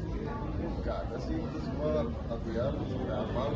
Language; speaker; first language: Indonesian; native; Indonesian